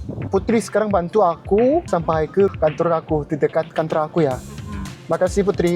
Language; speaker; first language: Indonesian; non-native, learner; Korean